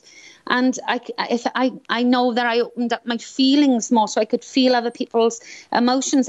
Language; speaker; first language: English; native; English